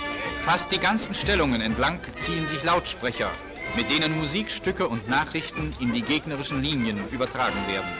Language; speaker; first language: German; native; German